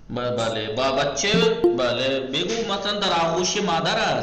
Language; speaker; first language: Persian; non-native, fluent; Urdu